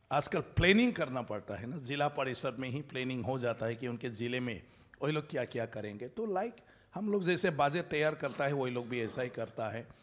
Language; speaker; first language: Hindi; non-native, local second language; Bodo